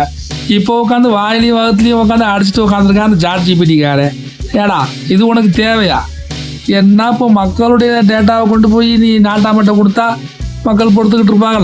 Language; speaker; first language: Tamil; native; Tamil